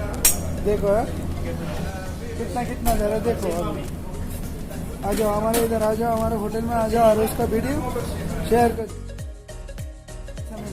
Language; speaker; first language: Hindi; non-native, learner; Bangla